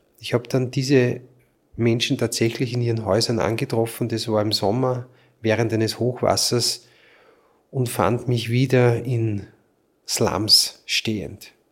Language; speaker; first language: German; native; German